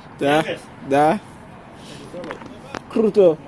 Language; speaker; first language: Russian; non-native, learner; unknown